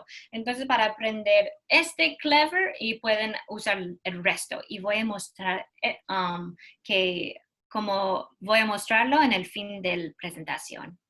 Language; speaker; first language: Spanish; non-native, learner; English